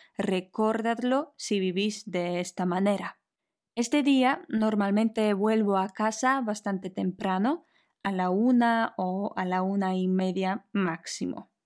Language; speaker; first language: Spanish; non-native, fluent; Polish